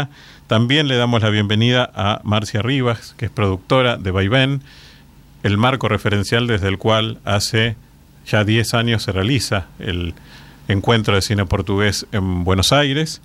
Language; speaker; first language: Spanish; native; Spanish